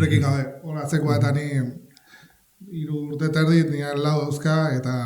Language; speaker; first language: Basque; native; Basque